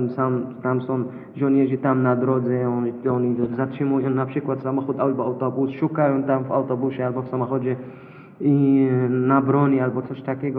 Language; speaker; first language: Polish; non-native, learner; Arabic